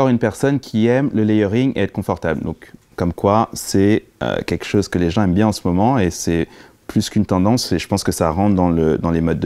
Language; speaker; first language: French; native; French